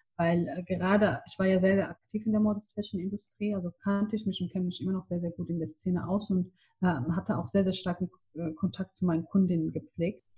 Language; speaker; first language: German; early bilingual, other home language; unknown